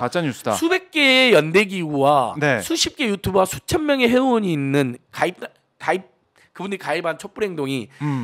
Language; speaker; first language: Korean; native; Korean